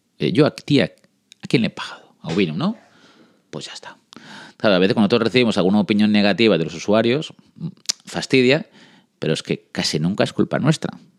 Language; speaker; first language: Spanish; early bilingual, other home language; French